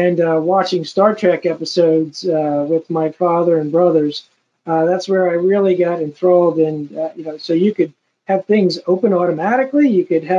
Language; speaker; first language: English; native; English